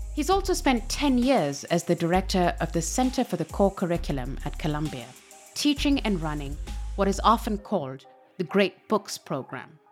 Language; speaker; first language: English; non-native, local second language; Urdu